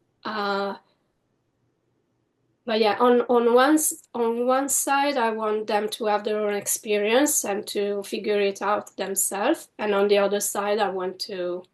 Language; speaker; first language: English; non-native, fluent; Italian